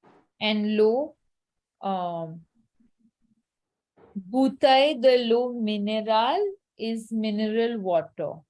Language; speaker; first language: French; non-native, fluent; Hindi